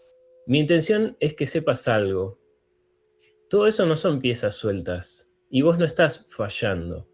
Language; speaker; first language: Spanish; native; Spanish